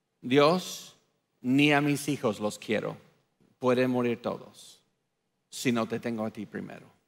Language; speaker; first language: Spanish; non-native, fluent; English